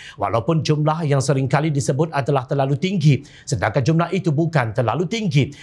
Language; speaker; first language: Malay; native; Malay